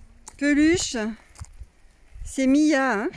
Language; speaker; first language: French; native; French